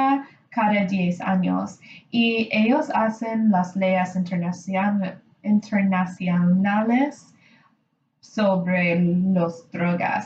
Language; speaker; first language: Spanish; non-native, learner; English